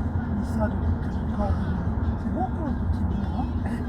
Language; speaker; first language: French; native; French